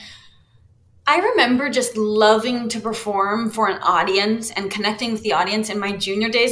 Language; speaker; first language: English; native; English